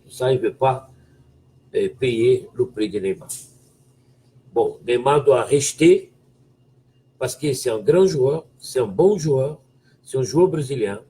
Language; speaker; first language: French; non-native, fluent; Portuguese